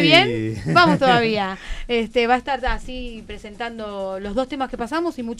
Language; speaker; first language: Spanish; native; Spanish